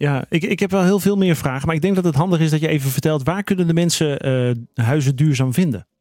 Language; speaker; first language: Dutch; native; Dutch